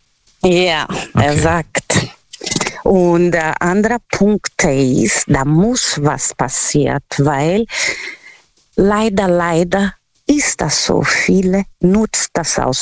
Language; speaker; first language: German; non-native, learner; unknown